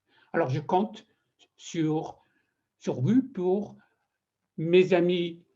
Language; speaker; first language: French; non-native, fluent; Persian